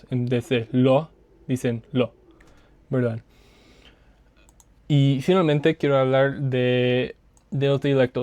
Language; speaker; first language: Spanish; non-native, learner; English